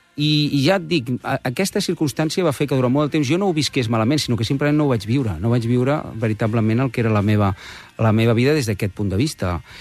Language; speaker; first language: Catalan; native; Catalan